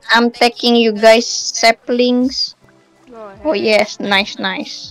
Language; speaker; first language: English; non-native, learner; Indonesian